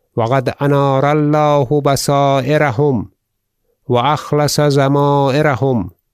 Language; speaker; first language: Arabic; non-native, fluent; Persian